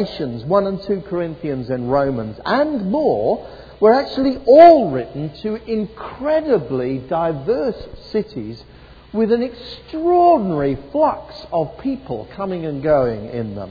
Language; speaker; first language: English; native; English